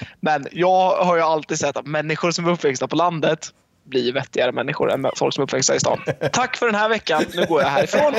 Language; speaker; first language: Swedish; native; Swedish